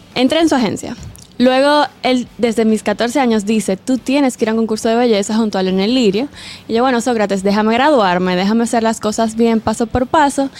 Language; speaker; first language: Spanish; native; Spanish